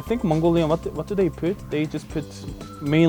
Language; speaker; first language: English; non-native, fluent; Korean